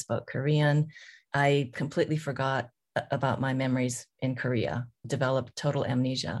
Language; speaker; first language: English; early bilingual, other home language; Korean